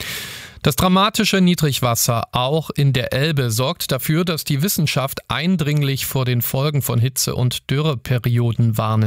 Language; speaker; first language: German; native; German